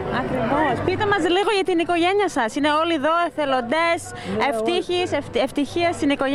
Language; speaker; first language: Greek; early bilingual, heritage; Greek